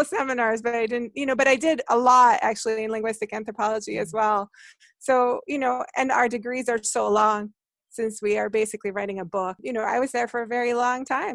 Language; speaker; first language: English; non-native, fluent; Hungarian